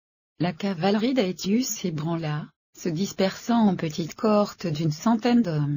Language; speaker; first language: French; native; French